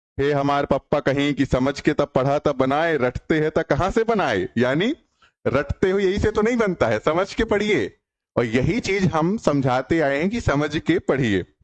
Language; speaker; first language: Hindi; native; Hindi